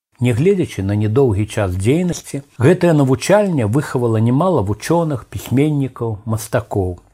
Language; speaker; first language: Belarusian; native; Belarusian